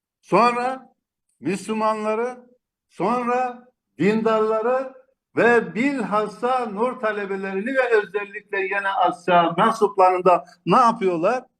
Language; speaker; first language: Turkish; native; Turkish